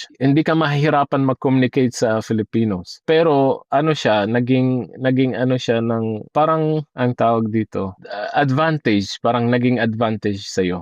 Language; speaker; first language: Filipino; non-native, fluent; Arabic